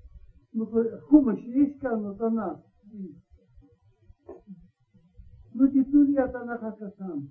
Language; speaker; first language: Hebrew; non-native, learner; Russian